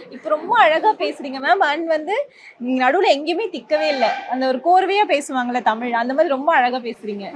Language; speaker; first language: Tamil; native; Tamil